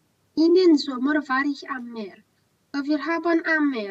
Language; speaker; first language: German; non-native, learner; Romanian